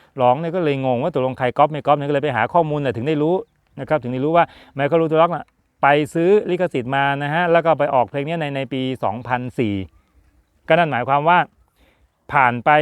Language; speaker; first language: Thai; native; Thai